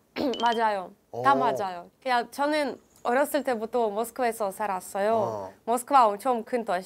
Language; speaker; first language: Korean; non-native, learner; Russian